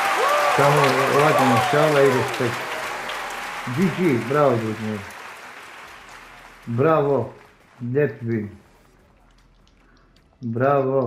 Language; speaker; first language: Serbian; native; Serbian